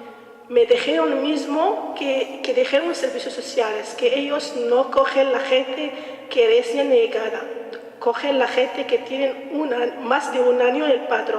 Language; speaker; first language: Spanish; non-native, learner; Arabic